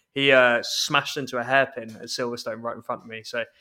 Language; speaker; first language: English; native; English